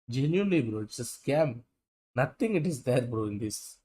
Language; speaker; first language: English; non-native, local second language; Hindi